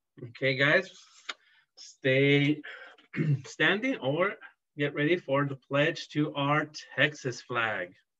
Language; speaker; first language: English; native; English